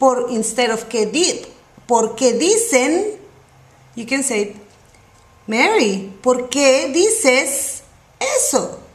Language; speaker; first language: Spanish; non-native, fluent; English